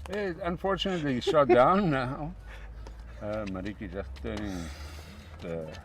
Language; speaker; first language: English; non-native, local second language; Afrikaans